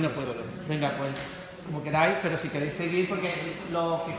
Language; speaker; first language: Spanish; native; Spanish